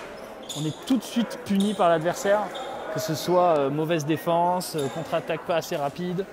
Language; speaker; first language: French; native; French